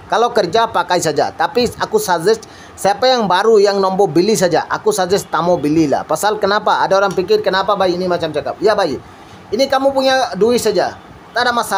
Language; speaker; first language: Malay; non-native, learner; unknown